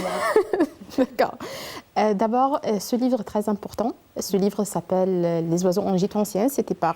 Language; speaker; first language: French; non-native, learner; Arabic